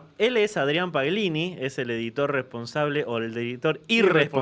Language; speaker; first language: Spanish; native; Spanish